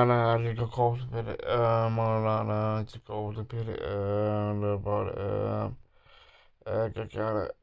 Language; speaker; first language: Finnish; non-native, learner; Swedish